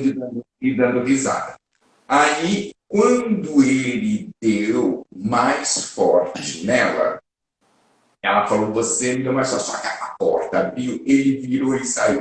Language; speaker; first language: Portuguese; native; Portuguese